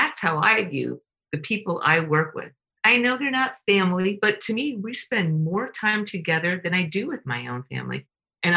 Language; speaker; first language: English; native; English